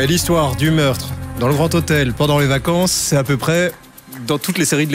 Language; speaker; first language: French; native; French